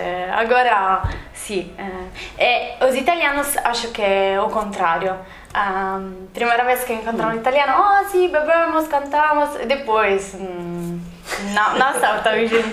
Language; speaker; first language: Portuguese; non-native, learner; Italian